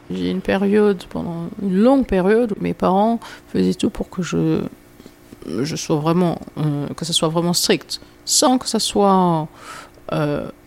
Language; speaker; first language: French; native; French